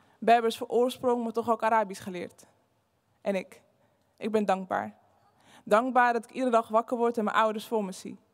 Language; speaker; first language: Dutch; early bilingual, other home language; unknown